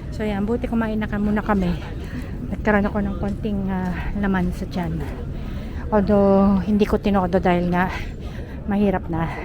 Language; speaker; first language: Filipino; native; Filipino